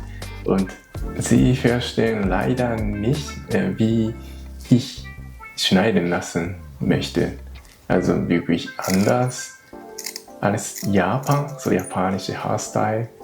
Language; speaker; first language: German; non-native, learner; Japanese